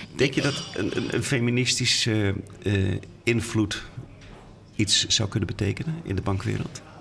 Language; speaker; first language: Dutch; native; Dutch